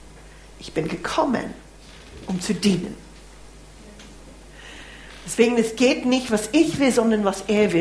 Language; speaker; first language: German; non-native, fluent; English